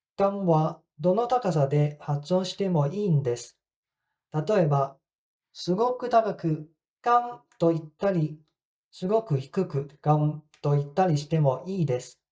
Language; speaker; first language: Japanese; non-native, fluent; Cantonese